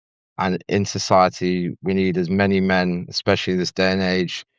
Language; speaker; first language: English; native; English